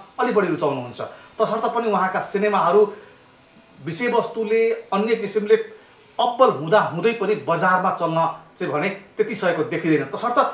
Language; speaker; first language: Nepali; native; Nepali